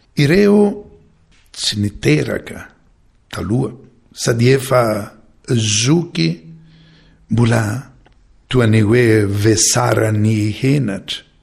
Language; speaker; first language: Malagasy; non-native, fluent; Maltese